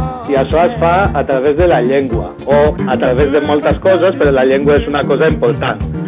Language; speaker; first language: Catalan; non-native, fluent; Greek